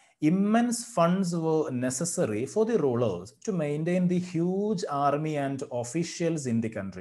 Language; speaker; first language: English; non-native, local second language; Malayalam